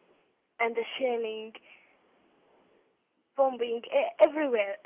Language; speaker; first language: English; non-native, learner; Arabic